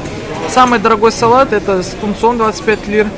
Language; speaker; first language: Russian; native; Russian